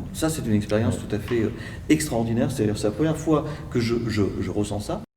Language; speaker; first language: French; native; French